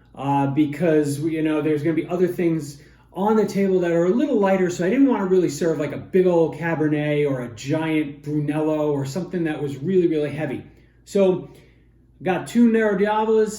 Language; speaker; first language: English; native; English